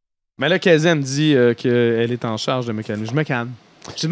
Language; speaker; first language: French; native; French